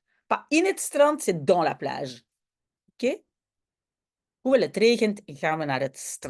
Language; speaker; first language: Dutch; non-native, local second language; French